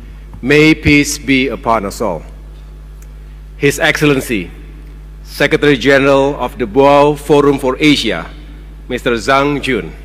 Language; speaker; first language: English; non-native, fluent; Indonesian